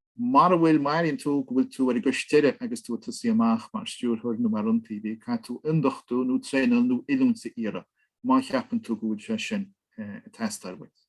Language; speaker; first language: Irish; native; Irish